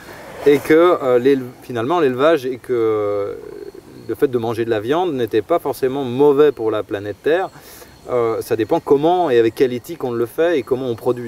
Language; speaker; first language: French; native; French